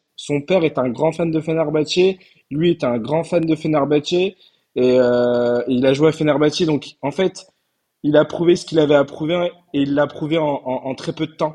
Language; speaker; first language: French; early bilingual, other home language; Turkish